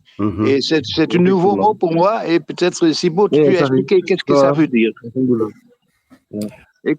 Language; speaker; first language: French; non-native, fluent; Dutch